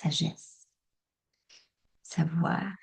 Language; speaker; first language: French; non-native, fluent; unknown